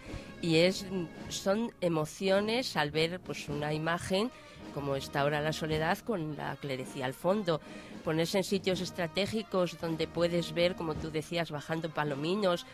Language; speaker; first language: Spanish; native; Spanish